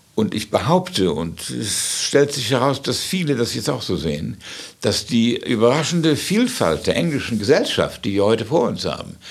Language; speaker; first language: German; native; German